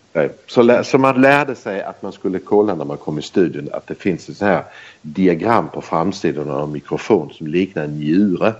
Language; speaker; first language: Swedish; early bilingual, heritage; Swedish